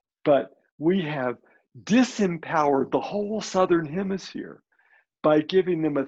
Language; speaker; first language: English; native; English